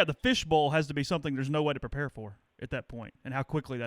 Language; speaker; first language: English; native; English